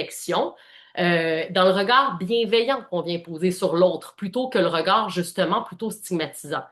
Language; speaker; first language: French; native; French